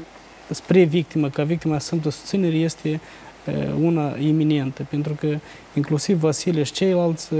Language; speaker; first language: Romanian; native; Romanian